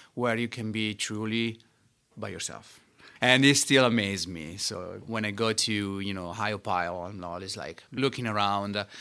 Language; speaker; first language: English; non-native, fluent; Italian